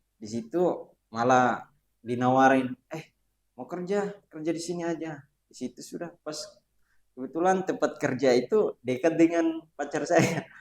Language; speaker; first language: Indonesian; non-native, fluent; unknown